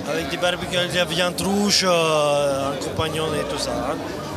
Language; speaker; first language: French; non-native, learner; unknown